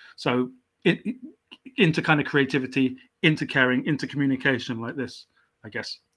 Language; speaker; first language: English; native; English